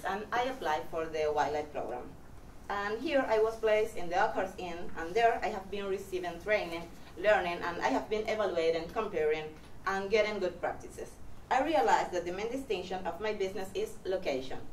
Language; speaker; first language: English; non-native, fluent; Spanish